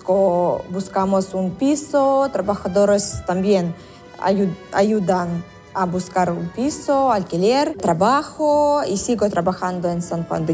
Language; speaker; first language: Spanish; non-native, learner; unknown